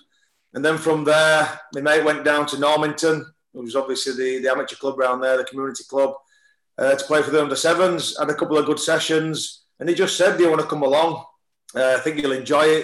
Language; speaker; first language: English; native; English